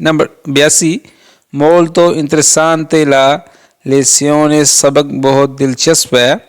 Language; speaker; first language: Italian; non-native, fluent; Urdu